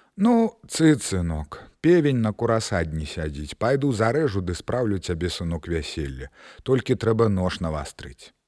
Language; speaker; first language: Belarusian; native; Belarusian